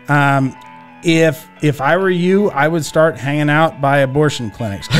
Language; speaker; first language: English; native; English